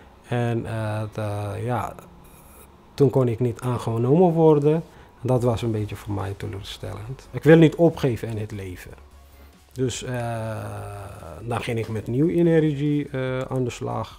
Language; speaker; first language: Dutch; non-native, fluent; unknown